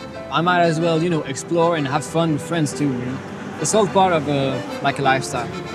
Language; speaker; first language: English; non-native, fluent; French